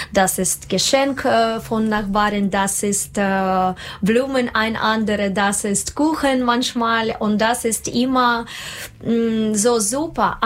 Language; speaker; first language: German; non-native, learner; Russian